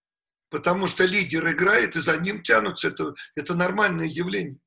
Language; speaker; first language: Russian; native; Russian